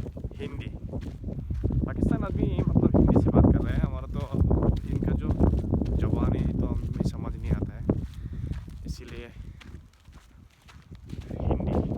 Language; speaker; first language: Hindi; non-native, learner; Bangla